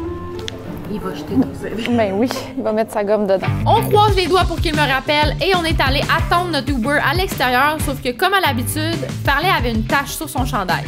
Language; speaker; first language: French; native; French